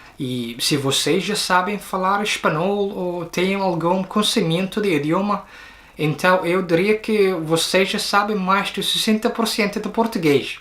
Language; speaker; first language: Portuguese; non-native, learner; Arabic